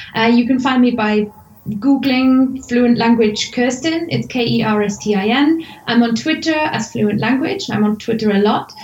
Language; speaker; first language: English; non-native, fluent; German